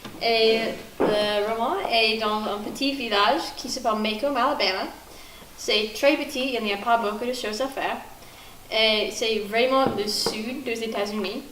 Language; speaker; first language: French; non-native, learner; English